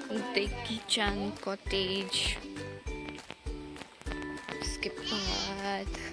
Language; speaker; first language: Hindi; non-native, local second language; Assamese